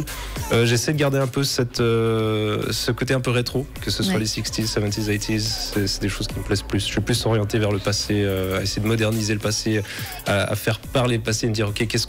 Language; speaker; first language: French; native; French